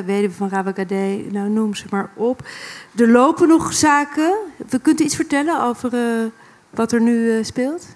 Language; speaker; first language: Dutch; native; Dutch